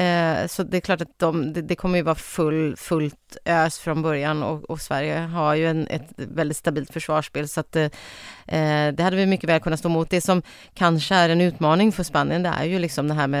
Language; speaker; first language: Swedish; native; Swedish